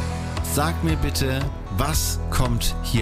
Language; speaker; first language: German; native; German